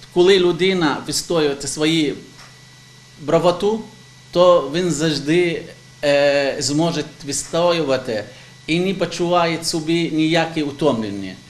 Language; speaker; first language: Ukrainian; non-native, fluent; Arabic